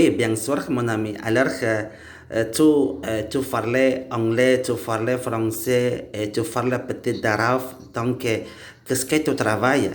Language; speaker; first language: French; non-native, learner; Indonesian